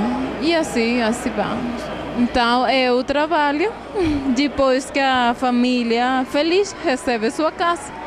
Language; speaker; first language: Portuguese; non-native, fluent; Spanish